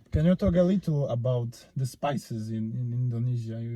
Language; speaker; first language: English; non-native, fluent; Polish